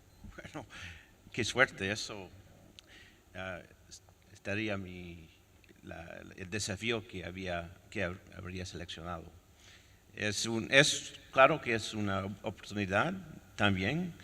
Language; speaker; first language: Spanish; non-native, fluent; French